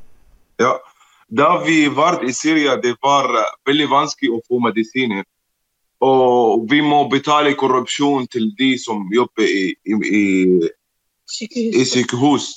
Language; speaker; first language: Norwegian; non-native, learner; Arabic